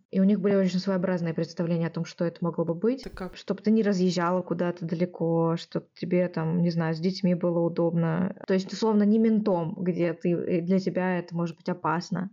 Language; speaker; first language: Russian; native; Russian